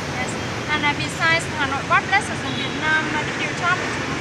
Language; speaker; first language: English; non-native, learner; Vietnamese